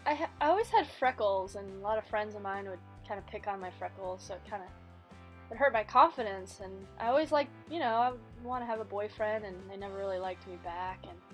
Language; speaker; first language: English; native; English